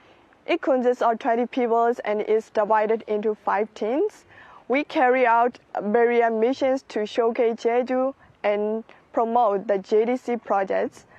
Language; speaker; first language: English; non-native, fluent; Burmese